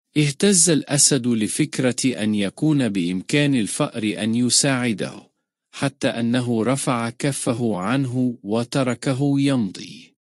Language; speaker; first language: Arabic; non-native, fluent; Turkish